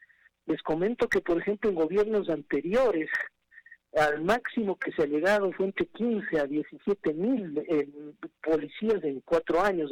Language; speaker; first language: Spanish; native; Spanish